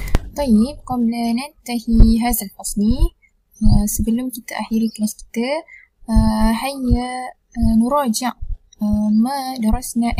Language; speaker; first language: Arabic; non-native, learner; Malay